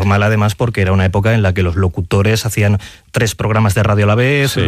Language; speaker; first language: Spanish; native; Spanish